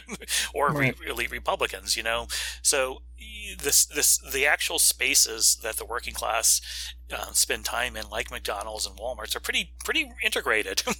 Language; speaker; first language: English; native; English